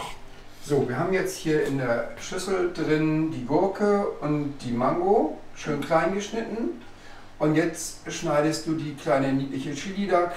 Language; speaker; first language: German; native; German